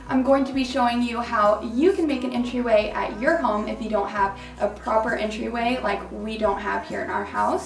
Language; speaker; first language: English; native; English